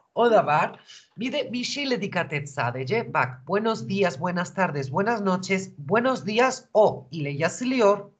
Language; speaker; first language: Turkish; non-native, fluent; Spanish